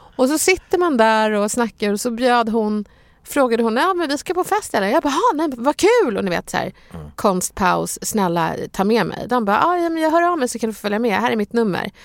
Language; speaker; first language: Swedish; early bilingual, other home language; Bangla